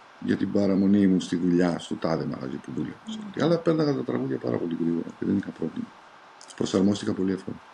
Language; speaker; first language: Greek; early bilingual, heritage; Greek